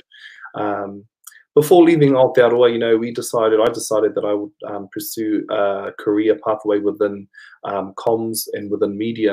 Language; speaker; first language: English; non-native, local second language; Māori